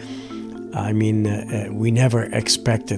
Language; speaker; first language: English; non-native, fluent; Arabic